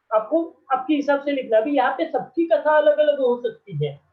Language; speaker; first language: Hindi; non-native, local second language; Marathi